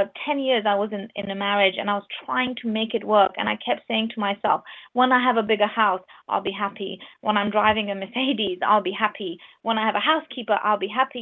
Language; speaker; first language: English; non-native, local second language; Urdu